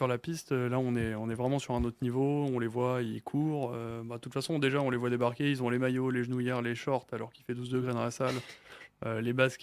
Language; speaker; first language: French; native; French